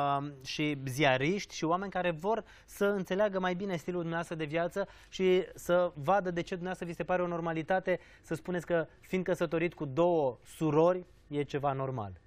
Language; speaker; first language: Romanian; native; Romanian